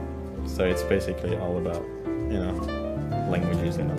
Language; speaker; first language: English; non-native, fluent; Indonesian